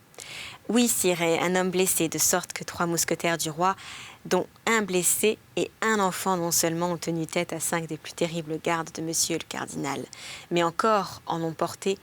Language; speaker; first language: French; native; French